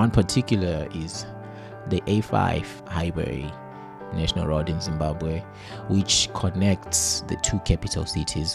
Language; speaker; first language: English; non-native, local second language; Shona